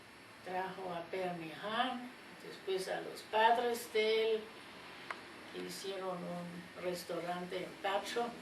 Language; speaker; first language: Spanish; non-native, fluent; German